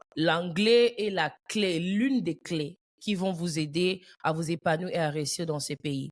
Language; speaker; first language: French; early bilingual, heritage; French